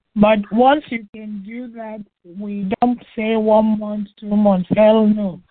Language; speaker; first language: English; non-native, local second language; Igbo